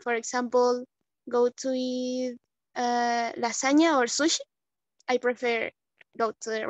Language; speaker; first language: English; non-native, learner; Spanish